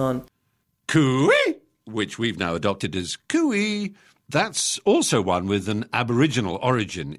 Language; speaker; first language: English; native; English